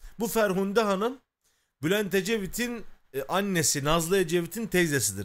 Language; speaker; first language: Turkish; native; Turkish